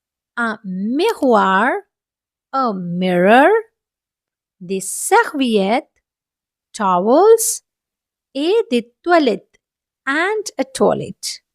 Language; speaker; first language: French; non-native, fluent; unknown